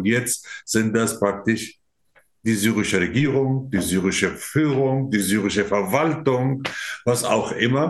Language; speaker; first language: German; non-native, fluent; Arabic